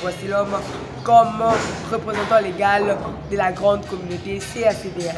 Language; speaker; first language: French; non-native, local second language; Lingala